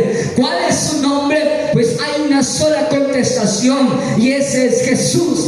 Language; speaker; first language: Spanish; native; Spanish